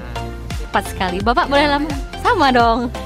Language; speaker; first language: Indonesian; native; Indonesian